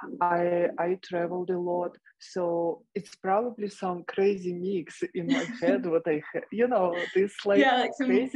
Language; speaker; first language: English; non-native, fluent; Russian